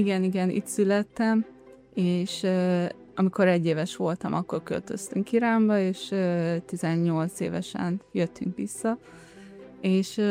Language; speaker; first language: Hungarian; early bilingual, heritage; Hungarian